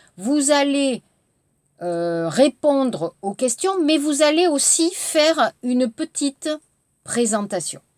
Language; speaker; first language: French; native; French